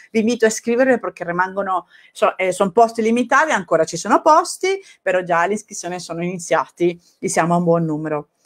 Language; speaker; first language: Italian; non-native, fluent; Spanish